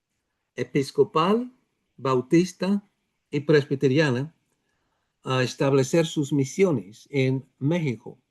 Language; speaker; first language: Spanish; non-native, fluent; Dutch